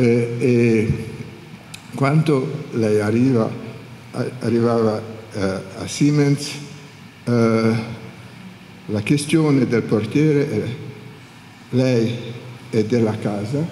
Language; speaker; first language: Italian; non-native, learner; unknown